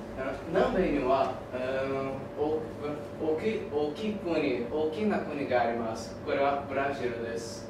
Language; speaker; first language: Japanese; non-native, learner; Portuguese